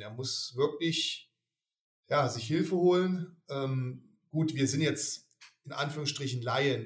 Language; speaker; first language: German; native; German